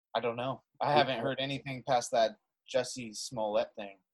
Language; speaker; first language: English; native; English